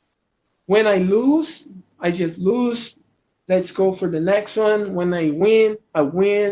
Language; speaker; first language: English; non-native, learner; Portuguese